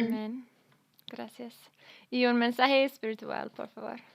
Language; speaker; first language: Spanish; non-native, fluent; English